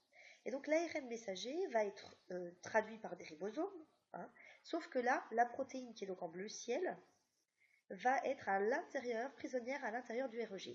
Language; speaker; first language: French; native; French